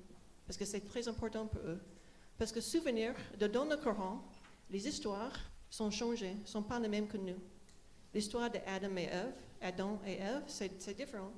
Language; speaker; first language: French; non-native, fluent; English